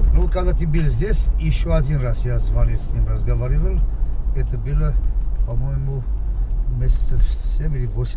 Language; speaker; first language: Russian; non-native, local second language; Armenian